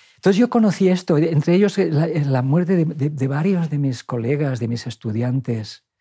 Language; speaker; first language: Spanish; native; Spanish